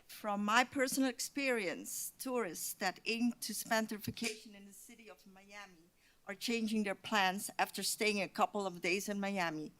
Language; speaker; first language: English; non-native, fluent; Dutch